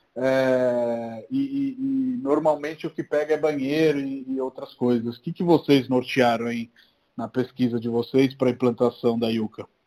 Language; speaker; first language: Portuguese; non-native, fluent; Italian